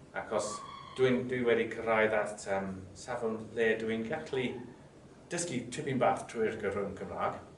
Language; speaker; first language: Welsh; non-native, local second language; English